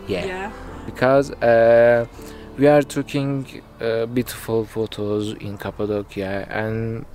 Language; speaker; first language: English; non-native, learner; Turkish